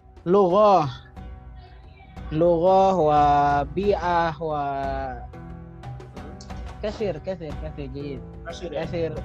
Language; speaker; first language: Arabic; non-native, learner; Indonesian